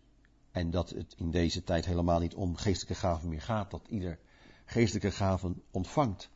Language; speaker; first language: Dutch; native; Dutch